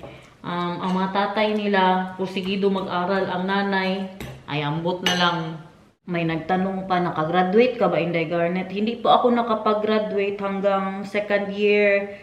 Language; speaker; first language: Filipino; non-native, local second language; Cebuano